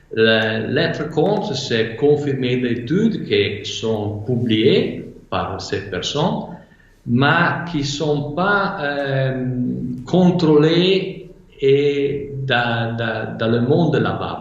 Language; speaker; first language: French; non-native, fluent; Italian